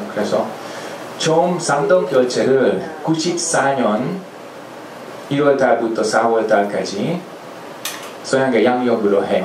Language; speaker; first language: Korean; non-native, fluent; Hungarian